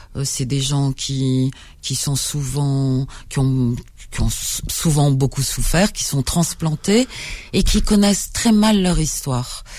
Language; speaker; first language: French; native; French